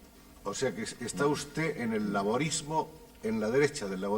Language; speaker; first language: Spanish; native; Spanish